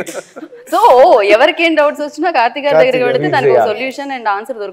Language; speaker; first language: Telugu; native; Telugu